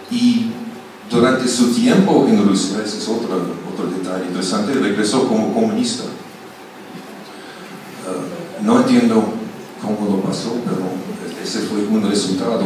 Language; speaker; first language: Spanish; non-native, fluent; German